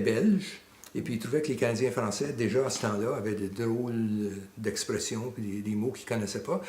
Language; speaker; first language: French; native; French